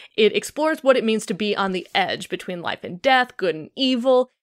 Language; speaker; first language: English; native; English